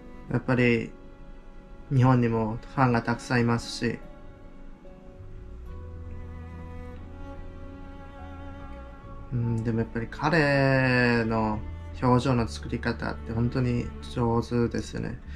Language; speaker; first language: Japanese; native; Japanese